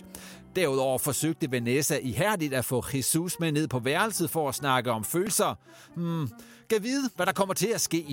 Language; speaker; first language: Danish; native; Danish